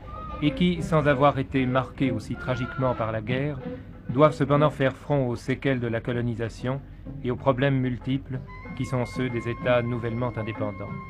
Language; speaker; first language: French; native; French